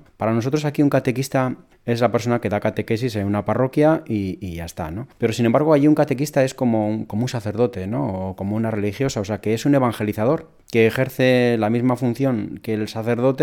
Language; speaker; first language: Spanish; native; Spanish